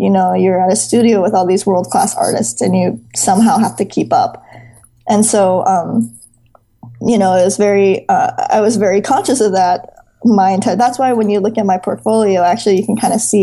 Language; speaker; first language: English; native; English